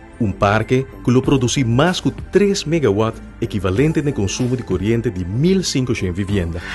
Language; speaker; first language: Spanish; non-native, local second language; Papiamento